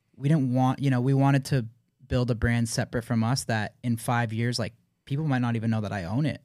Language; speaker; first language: English; native; English